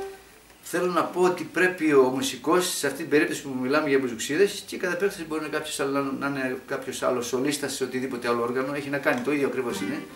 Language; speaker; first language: Greek; native; Greek